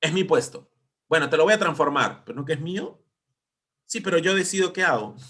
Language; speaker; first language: Spanish; native; Spanish